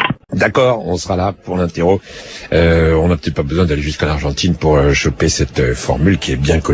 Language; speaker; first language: French; native; French